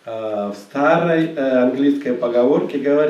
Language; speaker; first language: Russian; native; Russian